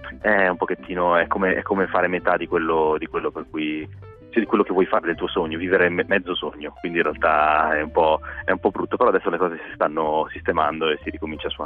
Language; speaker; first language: Italian; native; Italian